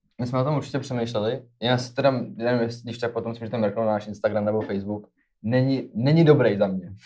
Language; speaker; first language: Czech; native; Czech